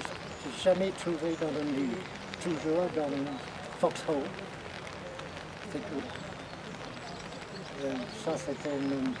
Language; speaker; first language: French; non-native, learner; English